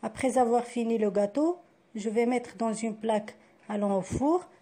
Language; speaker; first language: French; non-native, local second language; Arabic